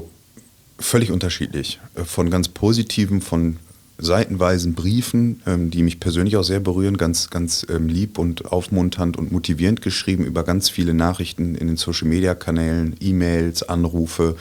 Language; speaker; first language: German; native; German